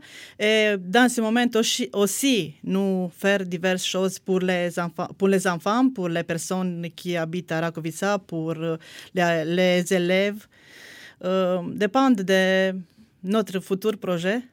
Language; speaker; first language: French; non-native, fluent; Romanian